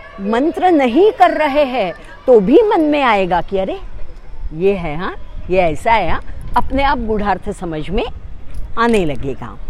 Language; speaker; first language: Hindi; non-native, local second language; Marathi